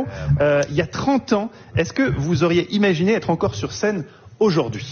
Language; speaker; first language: French; native; French